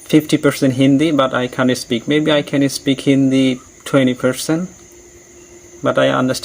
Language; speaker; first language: English; non-native, learner; Bangla